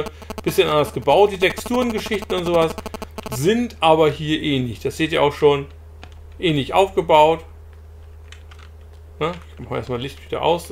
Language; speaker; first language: German; native; German